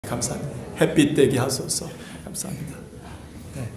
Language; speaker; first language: Korean; native; Korean